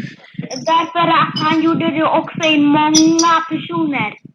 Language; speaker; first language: Swedish; early bilingual, other home language; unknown